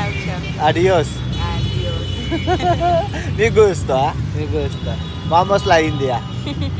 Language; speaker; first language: Spanish; non-native, learner; Telugu